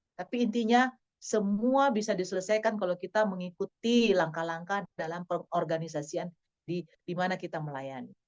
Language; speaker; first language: Indonesian; native; Indonesian